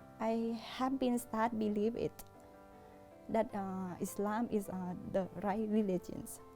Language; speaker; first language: English; non-native, learner; Thai